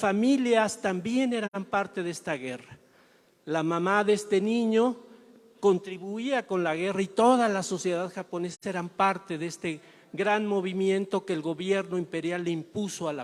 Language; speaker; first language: Spanish; native; Spanish